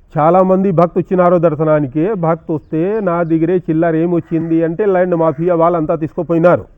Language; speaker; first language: Telugu; non-native, local second language; Hindi